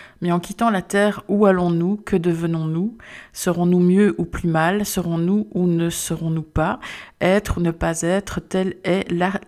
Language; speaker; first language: French; native; French